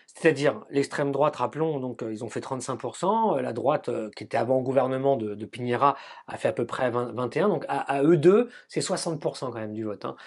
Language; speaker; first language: French; native; French